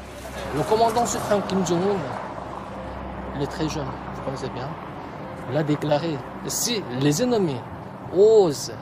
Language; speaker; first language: French; non-native, fluent; Korean